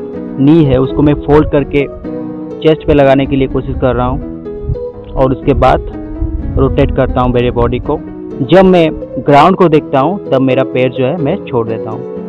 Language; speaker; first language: Hindi; non-native, local second language; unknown